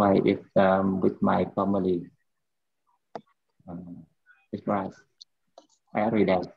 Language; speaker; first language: English; non-native, learner; Vietnamese